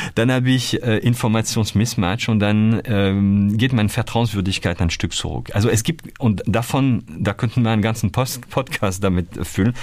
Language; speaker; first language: German; non-native, fluent; French